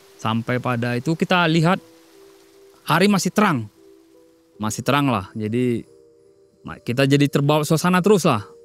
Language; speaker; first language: Indonesian; non-native, local second language; Batak Toba